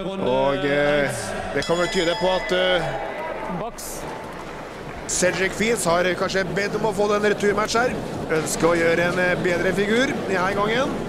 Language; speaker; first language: Norwegian; native; Norwegian